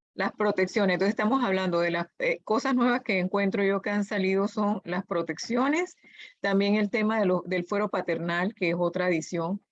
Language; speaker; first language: Spanish; native; Spanish